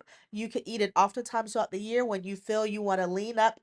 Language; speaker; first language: English; native; English